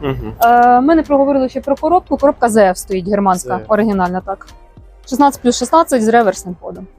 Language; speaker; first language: Ukrainian; native; Ukrainian